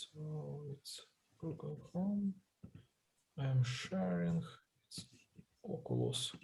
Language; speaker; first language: English; non-native, learner; Russian